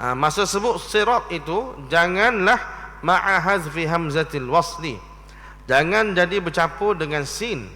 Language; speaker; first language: Malay; native; Malay